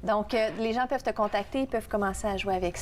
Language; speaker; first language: French; native; French